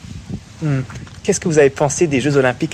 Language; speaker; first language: French; native; French